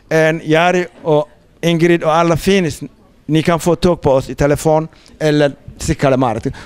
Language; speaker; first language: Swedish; non-native, fluent; Somali